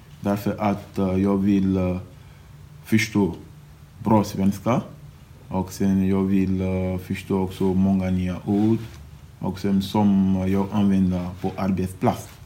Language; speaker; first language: Swedish; non-native, learner; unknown